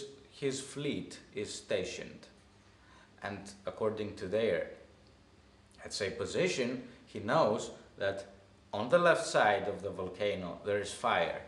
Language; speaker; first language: English; non-native, fluent; Greek